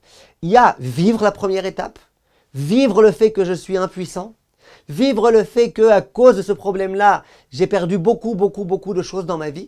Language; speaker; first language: French; native; French